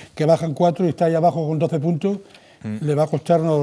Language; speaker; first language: Spanish; native; Spanish